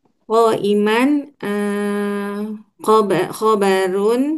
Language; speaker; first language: Arabic; non-native, learner; Indonesian